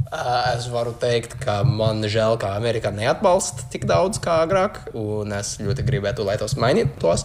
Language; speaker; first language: Latvian; non-native, learner; English